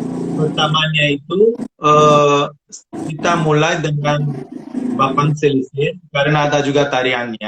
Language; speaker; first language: Indonesian; non-native, fluent; Romanian